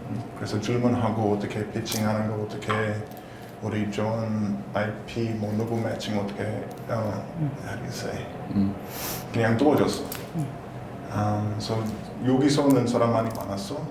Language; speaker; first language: Korean; non-native, learner; English